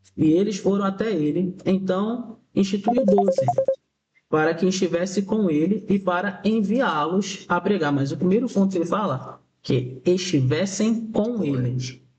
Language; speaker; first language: Portuguese; native; Portuguese